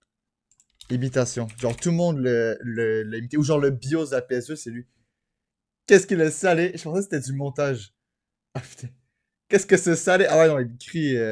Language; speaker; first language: French; native; French